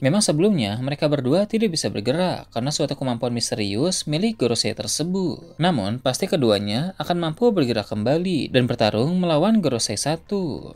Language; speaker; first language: Indonesian; native; Indonesian